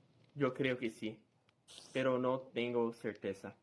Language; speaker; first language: Spanish; non-native, learner; Portuguese